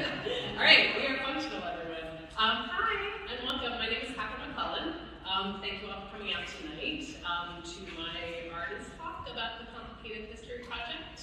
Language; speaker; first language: English; native; English